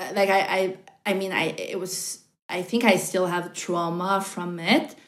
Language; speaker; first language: English; non-native, fluent; Norwegian